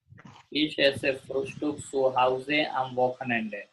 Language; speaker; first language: German; non-native, learner; Gujarati